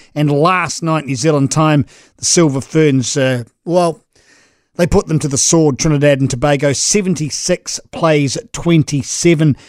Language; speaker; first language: English; native; English